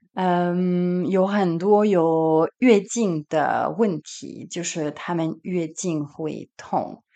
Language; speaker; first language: Chinese; non-native, fluent; French